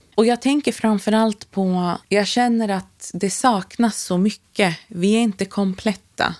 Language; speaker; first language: Swedish; native; Swedish